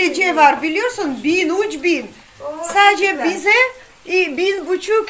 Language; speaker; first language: Turkish; non-native, learner; Russian